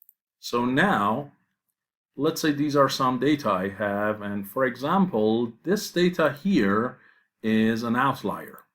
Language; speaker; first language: English; non-native, fluent; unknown